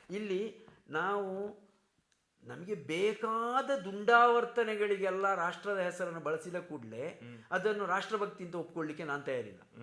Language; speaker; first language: Kannada; native; Kannada